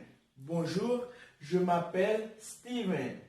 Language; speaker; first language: French; non-native, learner; Portuguese